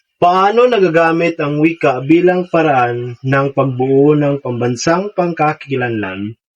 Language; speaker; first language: Filipino; non-native, local second language; Cebuano